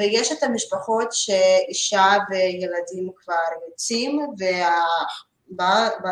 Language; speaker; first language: Hebrew; non-native, learner; Russian